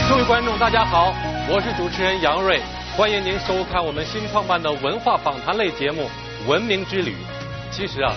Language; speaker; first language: Chinese; native; Chinese